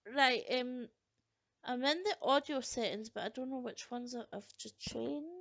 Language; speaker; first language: English; native; English